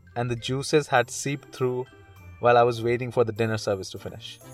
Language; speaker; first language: English; non-native, local second language; Hindi